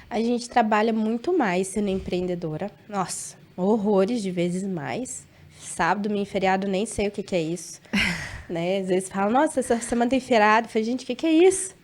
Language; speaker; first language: Portuguese; native; Portuguese